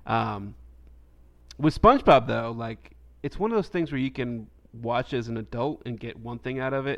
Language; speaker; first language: English; native; English